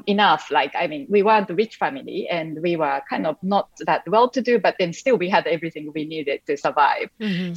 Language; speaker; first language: English; non-native, fluent; Japanese